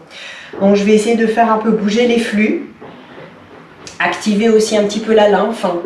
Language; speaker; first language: French; native; French